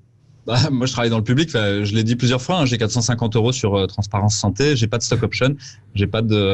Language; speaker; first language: French; native; French